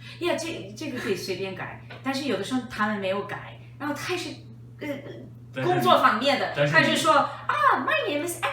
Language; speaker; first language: Chinese; non-native, fluent; English